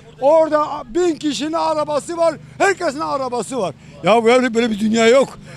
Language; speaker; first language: Turkish; native; Turkish